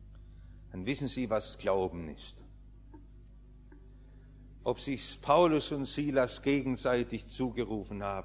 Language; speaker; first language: German; native; German